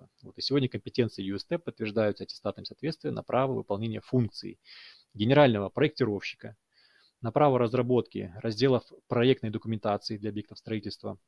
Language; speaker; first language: Russian; native; Russian